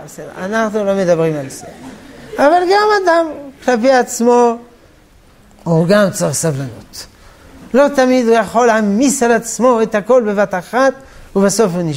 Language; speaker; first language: Hebrew; non-native, fluent; French